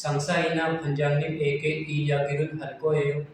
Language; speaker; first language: Korean; non-native, learner; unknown